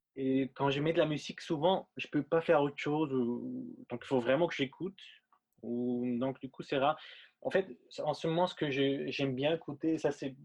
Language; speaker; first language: French; non-native, fluent; German